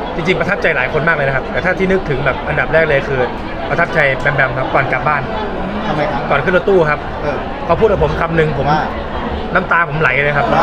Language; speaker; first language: Thai; native; Thai